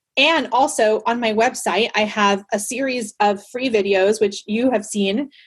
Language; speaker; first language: English; early bilingual, other home language; Spanish